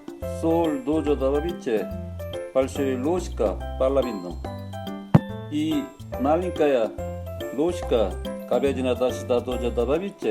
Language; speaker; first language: Russian; non-native, learner; Korean